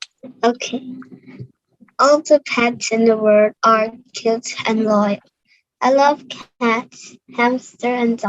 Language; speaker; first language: English; non-native, learner; Cantonese